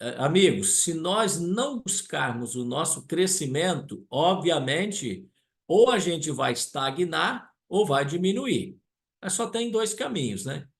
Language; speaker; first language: Portuguese; non-native, local second language; German